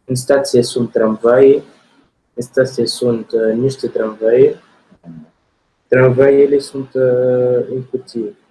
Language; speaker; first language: Romanian; non-native, learner; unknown